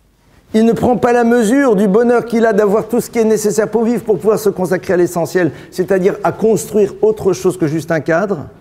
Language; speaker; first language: French; native; French